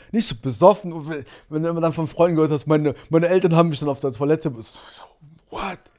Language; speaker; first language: German; early bilingual, other home language; Portuguese